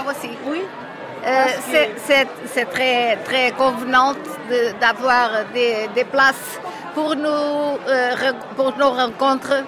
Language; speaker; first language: French; non-native, learner; Portuguese